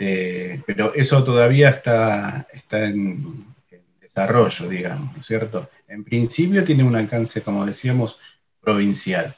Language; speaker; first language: Spanish; native; Spanish